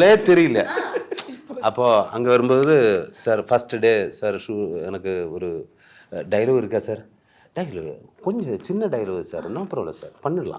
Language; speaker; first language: Tamil; non-native, learner; Malayalam